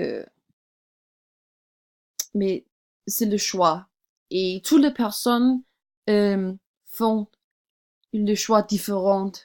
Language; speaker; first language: French; non-native, learner; English